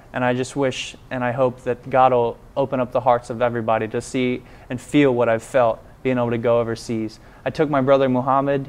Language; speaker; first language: English; native; English